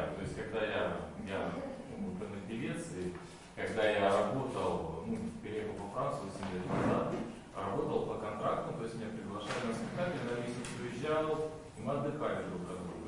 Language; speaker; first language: Russian; native; Russian